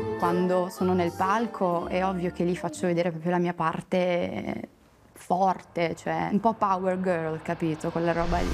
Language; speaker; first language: Italian; early bilingual, other home language; Albanian